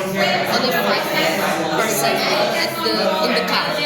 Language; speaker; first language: English; non-native, learner; Indonesian